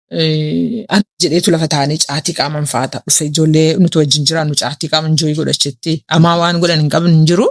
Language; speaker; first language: Oromo; native; Oromo